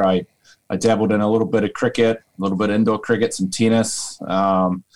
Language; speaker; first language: English; native; English